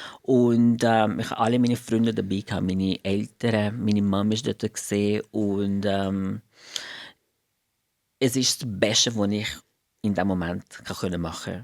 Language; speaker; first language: German; non-native, fluent; Portuguese